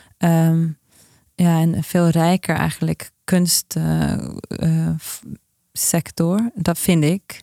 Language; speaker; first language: Dutch; non-native, fluent; Norwegian